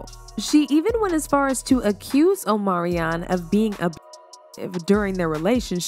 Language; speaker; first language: English; native; English